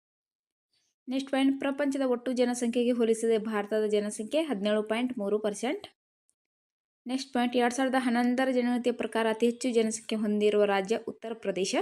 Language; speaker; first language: Kannada; native; Kannada